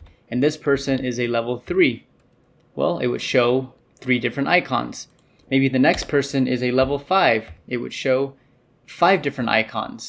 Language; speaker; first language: English; native; English